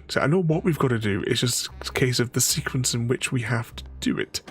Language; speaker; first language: English; native; English